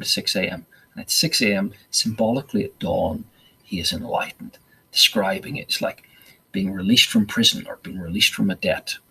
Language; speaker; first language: English; native; English